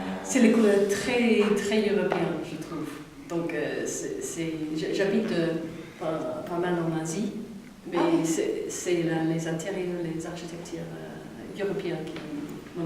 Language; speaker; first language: French; non-native, learner; English